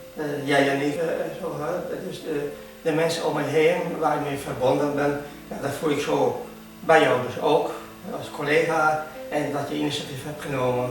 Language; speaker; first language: Dutch; non-native, fluent; Hungarian